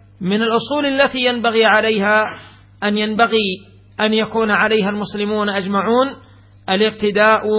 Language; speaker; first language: Arabic; native; Arabic